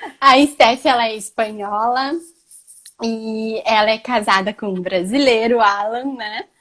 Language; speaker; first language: Portuguese; native; Portuguese